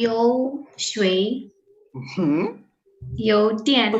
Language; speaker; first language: Chinese; non-native, learner; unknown